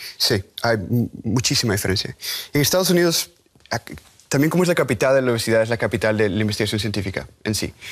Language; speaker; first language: Spanish; native; Spanish